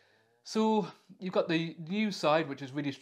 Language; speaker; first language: English; native; English